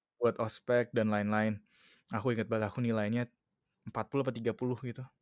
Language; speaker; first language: Indonesian; early bilingual, other home language; English